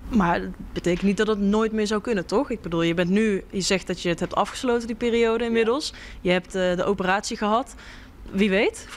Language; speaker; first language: Dutch; native; Dutch